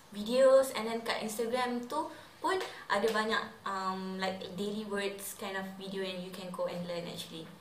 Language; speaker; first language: English; non-native, local second language; Malay